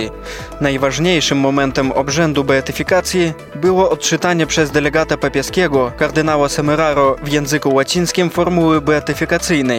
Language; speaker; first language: Polish; native; Polish